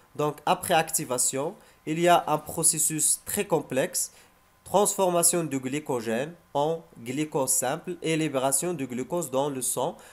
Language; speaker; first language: French; non-native, local second language; Arabic